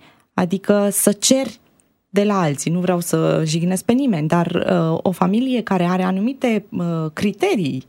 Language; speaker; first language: Romanian; native; Romanian